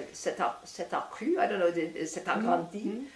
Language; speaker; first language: French; non-native, fluent; English